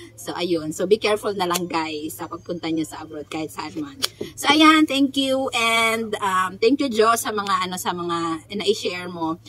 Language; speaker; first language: Filipino; native; Filipino